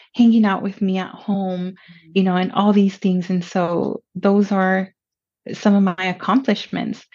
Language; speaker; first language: English; early bilingual, other home language; Spanish